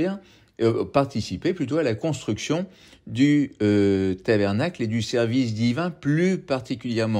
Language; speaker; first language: French; native; French